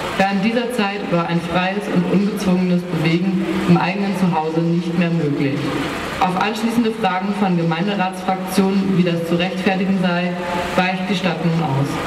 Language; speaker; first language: German; native; German